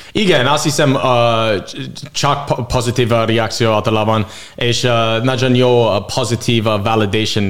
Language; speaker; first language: Hungarian; non-native, learner; English